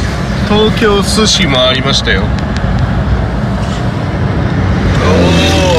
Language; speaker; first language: Japanese; native; Japanese